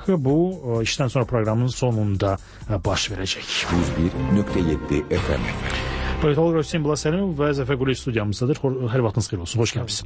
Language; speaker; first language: Azerbaijani; native; Azerbaijani